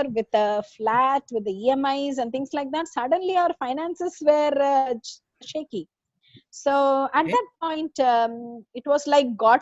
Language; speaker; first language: English; non-native, local second language; Tamil